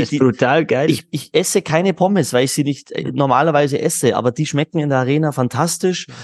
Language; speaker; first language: German; native; German